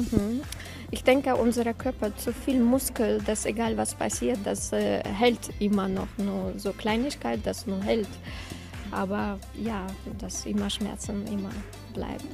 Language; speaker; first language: German; non-native, learner; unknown